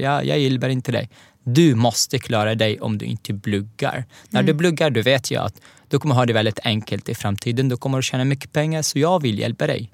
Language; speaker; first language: Swedish; non-native, fluent; Arabic